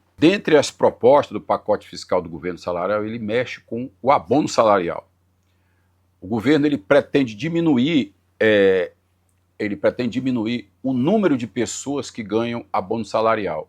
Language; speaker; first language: Portuguese; native; Portuguese